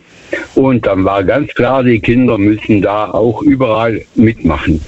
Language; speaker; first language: German; native; German